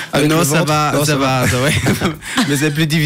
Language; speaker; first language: French; non-native, local second language; German